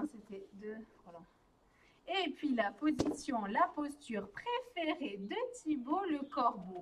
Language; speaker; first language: French; native; French